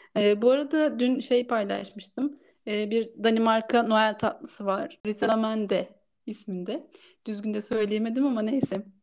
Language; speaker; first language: Turkish; native; Turkish